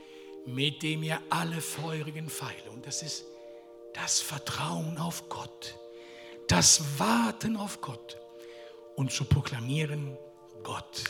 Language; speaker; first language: German; non-native, fluent; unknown